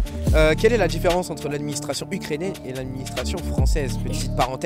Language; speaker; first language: French; native; French